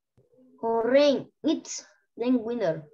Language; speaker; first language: English; non-native, learner; Spanish